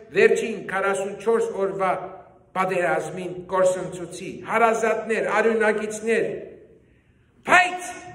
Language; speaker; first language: Armenian; early bilingual, heritage; Armenian